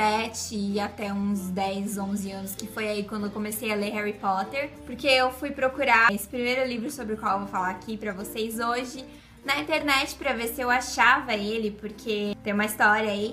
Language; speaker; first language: Portuguese; native; Portuguese